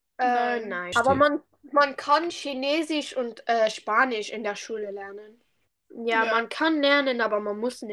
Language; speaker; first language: German; non-native, local second language; Luxembourgish